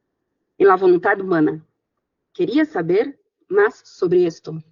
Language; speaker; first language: Spanish; non-native, fluent; Portuguese